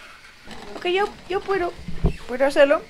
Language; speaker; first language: Spanish; non-native, learner; Dutch